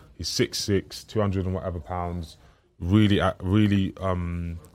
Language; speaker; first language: English; native; English